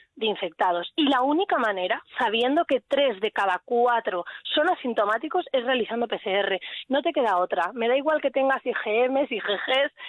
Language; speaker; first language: Spanish; native; Spanish